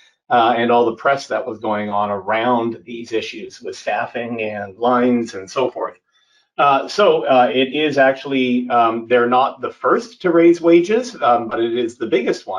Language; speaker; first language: English; native; English